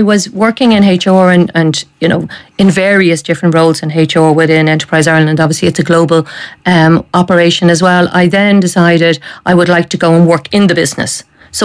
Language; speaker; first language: English; native; English